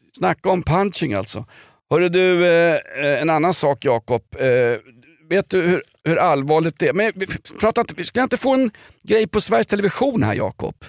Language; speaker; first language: Swedish; native; Swedish